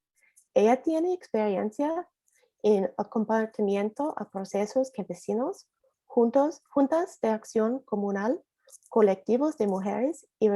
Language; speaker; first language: Spanish; non-native, learner; English